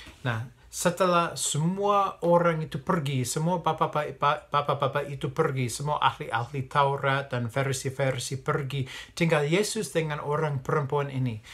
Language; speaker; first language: Indonesian; non-native, fluent; English